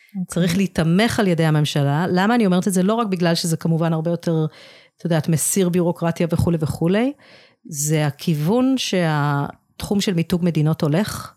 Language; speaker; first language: Hebrew; early bilingual, other home language; English